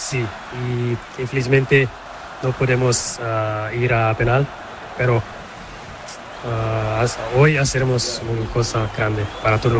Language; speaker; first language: Spanish; non-native, learner; Portuguese